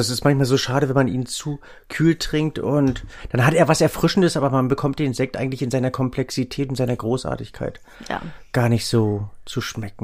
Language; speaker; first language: German; native; German